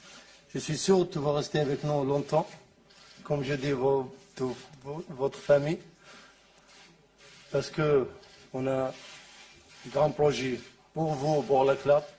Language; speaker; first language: French; non-native, learner; Arabic